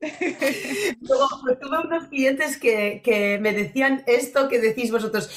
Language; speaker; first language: Spanish; non-native, fluent; Polish